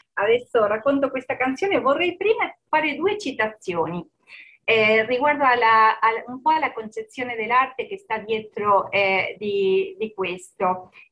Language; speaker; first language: Italian; non-native, fluent; Spanish